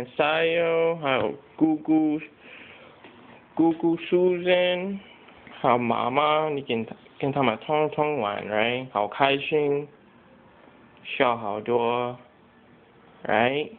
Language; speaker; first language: Cantonese; early bilingual, heritage; Cantonese